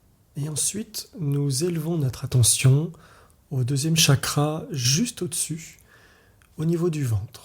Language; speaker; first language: French; native; French